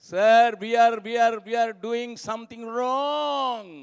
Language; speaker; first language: English; non-native, local second language; Tamil